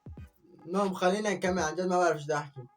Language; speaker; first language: Arabic; native; Arabic